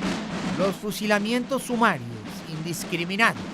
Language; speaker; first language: Spanish; native; Spanish